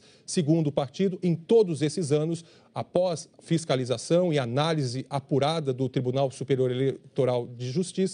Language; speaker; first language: Portuguese; native; Portuguese